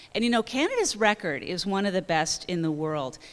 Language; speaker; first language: English; native; English